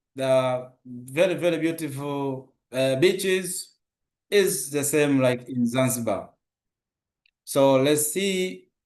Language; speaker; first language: English; non-native, local second language; Swahili